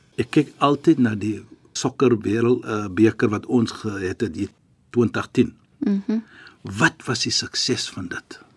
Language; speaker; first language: Afrikaans; non-native, fluent; Arabic